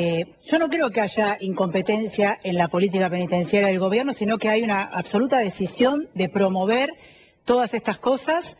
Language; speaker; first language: Spanish; native; Spanish